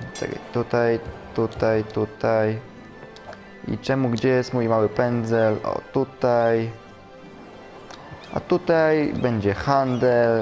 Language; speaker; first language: Polish; native; Polish